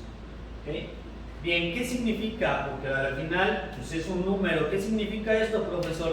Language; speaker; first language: Spanish; native; Spanish